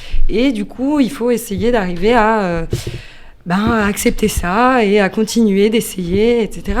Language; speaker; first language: French; native; French